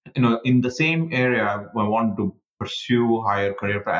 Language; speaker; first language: English; non-native, local second language; Tamil